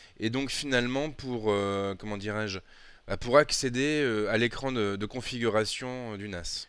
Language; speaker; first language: French; native; French